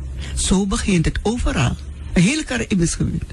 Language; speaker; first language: Dutch; non-native, local second language; Sranan Tongo